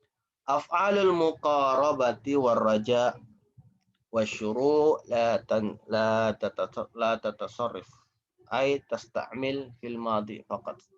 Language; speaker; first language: Arabic; non-native, fluent; Indonesian